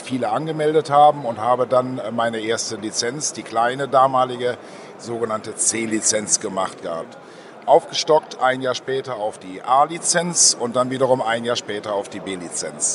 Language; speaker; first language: German; native; German